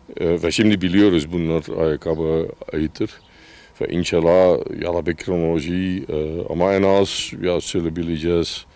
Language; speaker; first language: Turkish; non-native, fluent; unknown